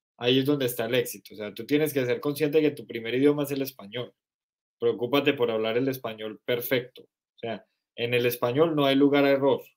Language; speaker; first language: Spanish; native; Spanish